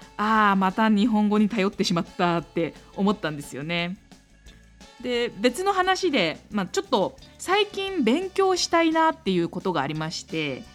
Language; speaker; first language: Japanese; native; Japanese